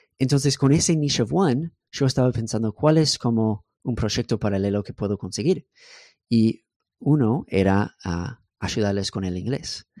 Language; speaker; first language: Spanish; non-native, fluent; English